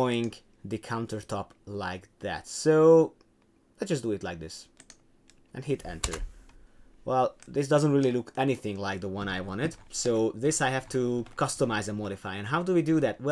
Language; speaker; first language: English; non-native, fluent; Hungarian